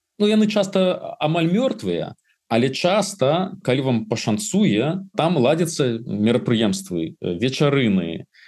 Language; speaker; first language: Belarusian; native; Belarusian